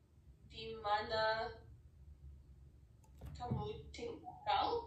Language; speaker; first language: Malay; non-native, learner; English